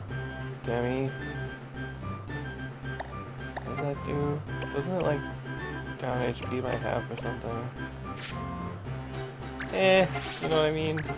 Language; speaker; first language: English; native; English